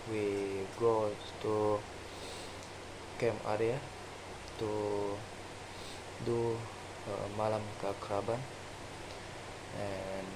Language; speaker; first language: English; non-native, learner; Indonesian